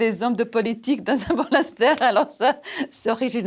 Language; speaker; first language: French; non-native, fluent; Serbian